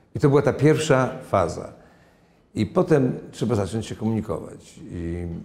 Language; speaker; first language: Polish; native; Polish